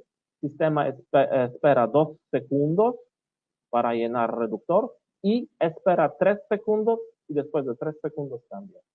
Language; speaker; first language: Spanish; non-native, learner; Polish